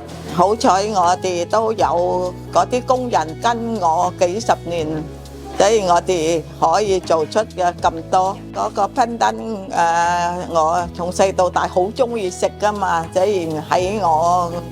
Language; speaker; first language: Cantonese; early bilingual, heritage; Cantonese